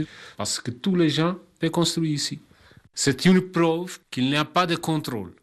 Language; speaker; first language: French; non-native, learner; Kabuverdianu